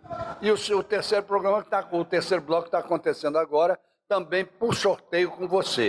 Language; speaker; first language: Portuguese; native; Portuguese